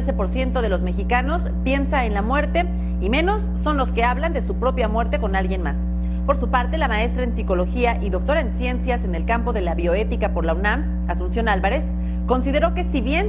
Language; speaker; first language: Spanish; native; Spanish